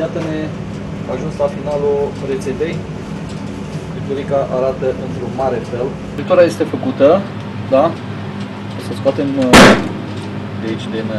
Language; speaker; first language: Romanian; native; Romanian